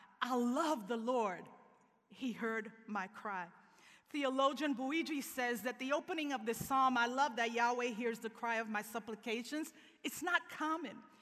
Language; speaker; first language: English; early bilingual, other home language; Spanish